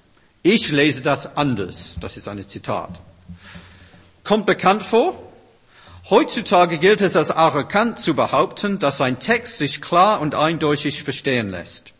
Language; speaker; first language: German; non-native, fluent; English